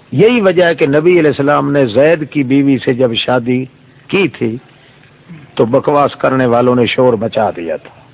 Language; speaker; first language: Urdu; non-native, local second language; Saraiki